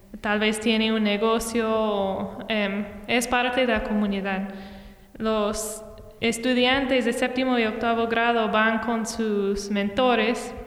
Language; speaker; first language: Spanish; non-native, fluent; English